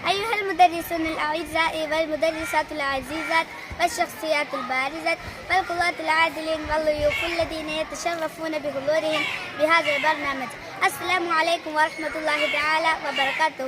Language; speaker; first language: Arabic; non-native, learner; Malayalam